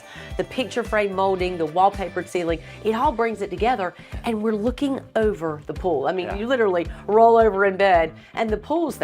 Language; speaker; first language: English; native; English